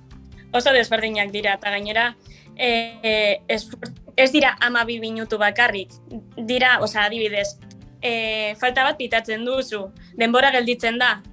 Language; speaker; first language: Basque; non-native, local second language; Spanish